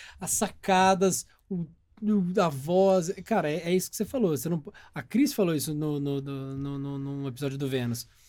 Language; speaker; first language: Portuguese; native; Portuguese